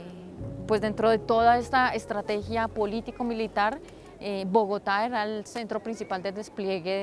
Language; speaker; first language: Spanish; native; Spanish